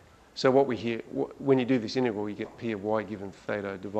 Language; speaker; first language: English; native; English